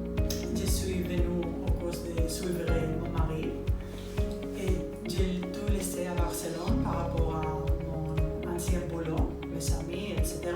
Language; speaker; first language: French; non-native, fluent; Spanish